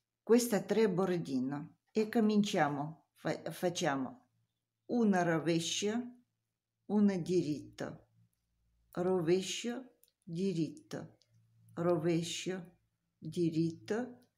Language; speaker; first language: Italian; non-native, learner; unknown